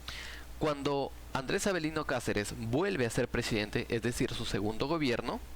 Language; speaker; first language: Spanish; native; Spanish